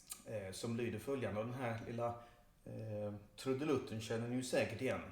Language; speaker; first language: Swedish; native; Swedish